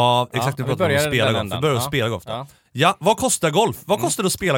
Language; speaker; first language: Swedish; native; Swedish